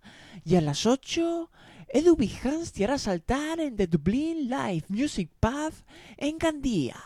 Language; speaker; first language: Spanish; native; Spanish